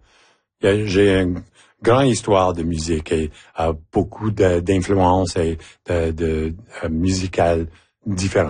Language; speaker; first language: French; non-native, local second language; English